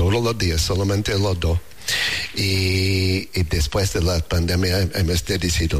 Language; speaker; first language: Spanish; non-native, learner; English